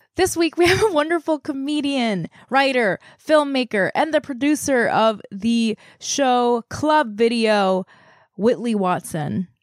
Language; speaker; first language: English; non-native, fluent; Korean